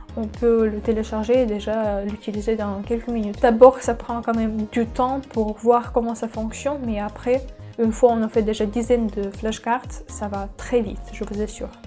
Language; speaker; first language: French; non-native, fluent; Russian